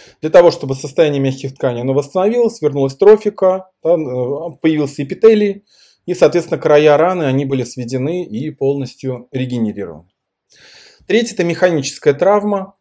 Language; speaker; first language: Russian; native; Russian